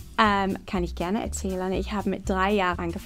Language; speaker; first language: German; non-native, fluent; English